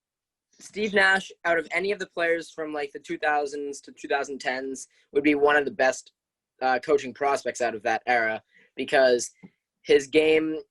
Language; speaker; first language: English; native; English